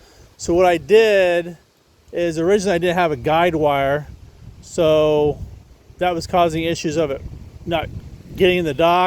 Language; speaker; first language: English; native; English